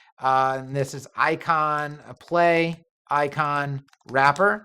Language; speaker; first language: English; native; English